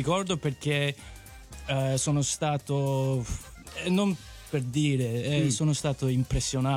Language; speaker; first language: Italian; native; Italian